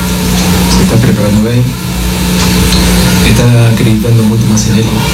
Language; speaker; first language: Portuguese; non-native, fluent; Spanish